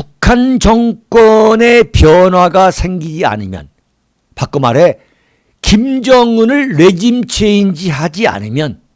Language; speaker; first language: Korean; native; Korean